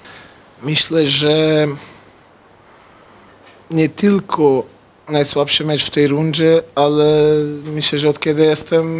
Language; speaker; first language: Polish; non-native, fluent; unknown